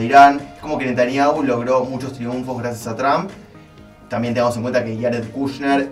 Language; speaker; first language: Spanish; native; Spanish